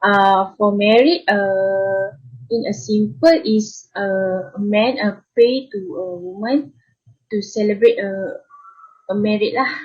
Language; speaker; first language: English; non-native, learner; Malay